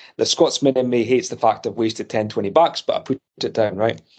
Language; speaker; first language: English; native; English